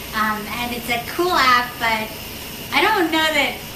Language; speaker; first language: English; native; English